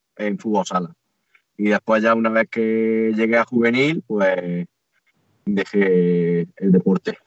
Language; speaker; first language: Spanish; native; Spanish